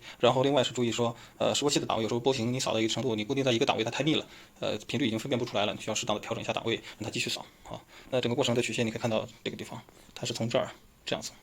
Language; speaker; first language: Chinese; native; Chinese